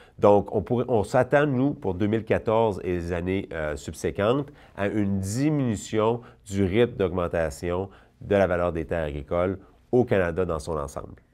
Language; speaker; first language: French; native; French